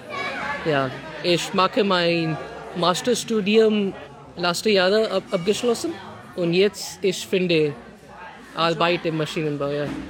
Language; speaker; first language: German; non-native, learner; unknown